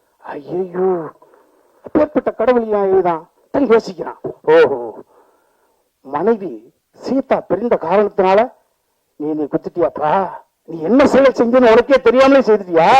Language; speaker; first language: Tamil; native; Tamil